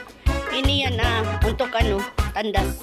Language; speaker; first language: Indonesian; early bilingual, other home language; Filipino